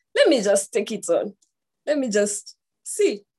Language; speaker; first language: English; non-native, local second language; Ganda